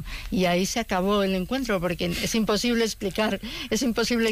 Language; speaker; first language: Spanish; native; Spanish